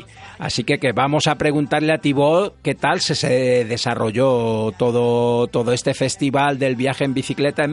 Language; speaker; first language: Spanish; native; Spanish